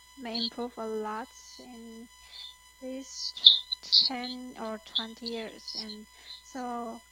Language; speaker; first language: English; non-native, learner; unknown